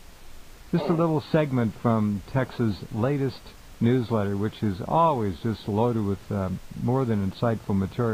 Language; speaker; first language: English; native; English